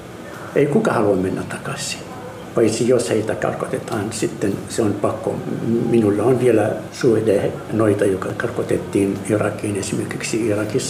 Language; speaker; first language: Finnish; non-native, fluent; Arabic